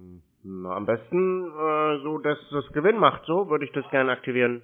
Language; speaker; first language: German; native; German